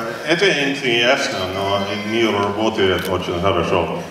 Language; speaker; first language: Russian; non-native, learner; English